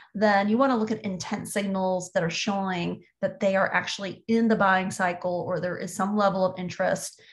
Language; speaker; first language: English; native; English